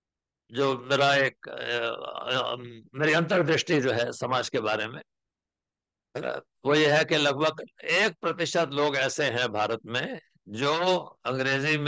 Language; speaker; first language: Hindi; native; Hindi